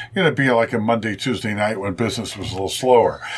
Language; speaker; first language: English; native; English